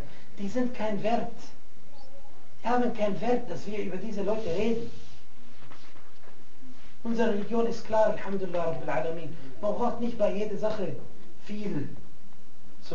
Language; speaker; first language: German; non-native, fluent; Arabic